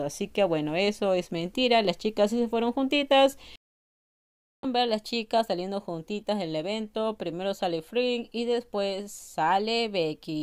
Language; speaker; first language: Spanish; native; Spanish